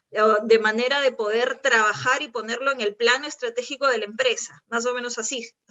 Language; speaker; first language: Spanish; native; Spanish